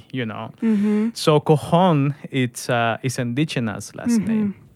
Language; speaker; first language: English; non-native, fluent; Spanish